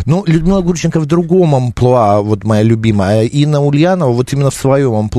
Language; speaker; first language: Russian; native; Russian